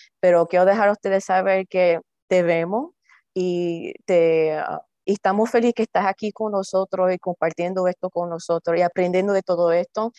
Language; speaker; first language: Spanish; early bilingual, heritage; Spanish